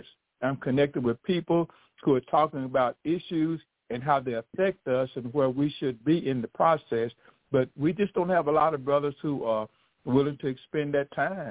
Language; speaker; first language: English; native; English